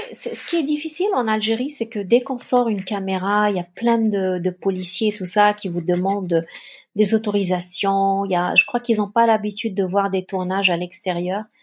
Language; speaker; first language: French; non-native, local second language; Kabyle